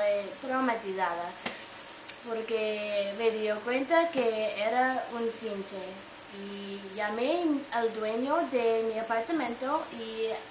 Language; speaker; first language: Spanish; non-native, fluent; English